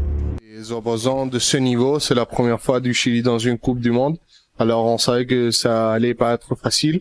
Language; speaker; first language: French; non-native, fluent; Spanish